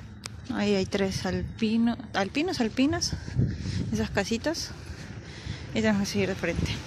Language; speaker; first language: Spanish; native; Spanish